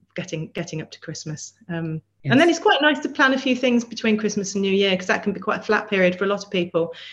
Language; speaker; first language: English; native; English